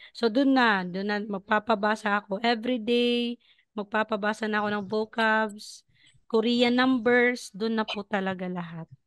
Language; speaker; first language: Filipino; non-native, local second language; Cebuano